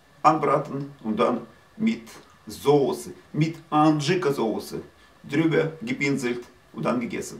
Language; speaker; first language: German; non-native, learner; Russian